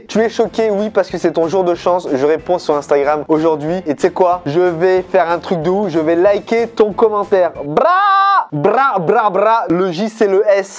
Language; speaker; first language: French; native; French